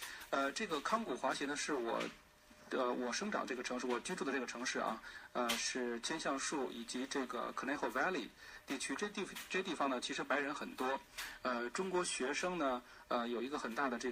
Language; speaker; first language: Chinese; native; Chinese